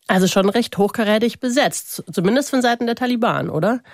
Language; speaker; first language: German; native; German